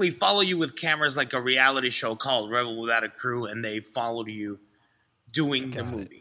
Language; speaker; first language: English; early bilingual, other home language; Spanish